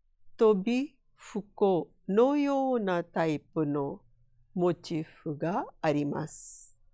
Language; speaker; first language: Japanese; non-native, fluent; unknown